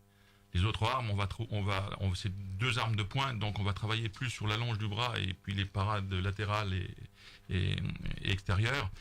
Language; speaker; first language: French; native; French